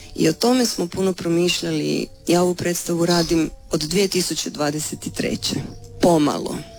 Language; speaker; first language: Croatian; non-native, fluent; Romanian